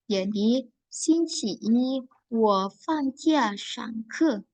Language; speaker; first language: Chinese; non-native, fluent; Indonesian